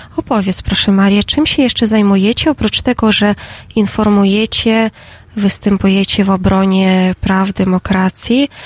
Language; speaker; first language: Polish; non-native, fluent; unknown